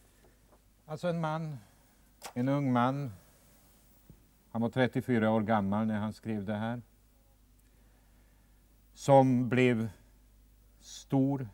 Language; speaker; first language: Swedish; non-native, fluent; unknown